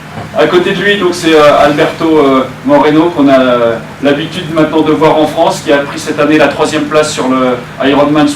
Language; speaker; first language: French; native; French